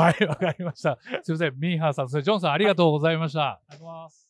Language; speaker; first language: Japanese; native; Japanese